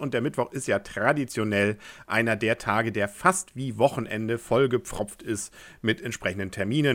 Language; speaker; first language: German; native; German